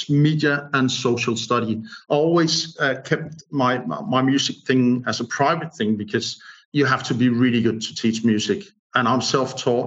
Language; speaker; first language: English; non-native, fluent; Danish